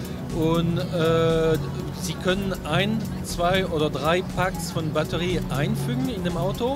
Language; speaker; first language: German; non-native, fluent; French